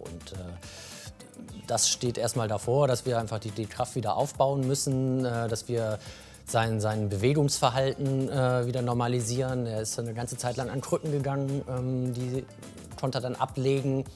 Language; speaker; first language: German; native; German